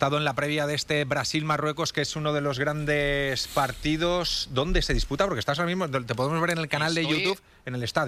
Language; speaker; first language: Spanish; native; Spanish